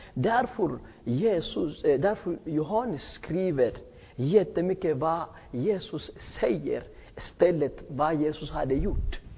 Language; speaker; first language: Swedish; non-native, fluent; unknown